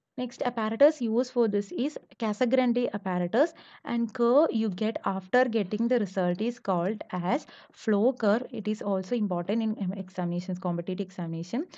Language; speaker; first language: English; non-native, local second language; Malayalam